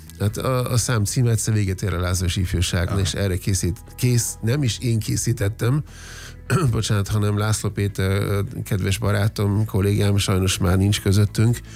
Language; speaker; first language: Hungarian; non-native, fluent; German